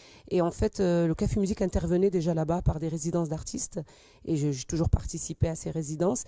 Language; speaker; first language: French; native; French